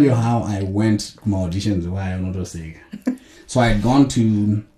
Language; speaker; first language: English; non-native, local second language; Shona